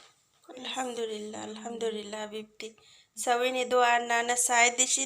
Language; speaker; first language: Arabic; non-native, learner; Bangla